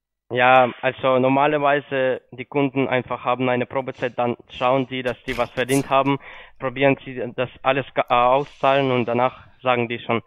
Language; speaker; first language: German; non-native, fluent; Polish